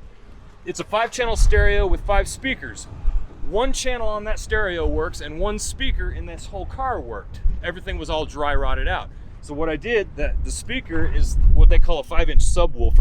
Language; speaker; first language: English; native; English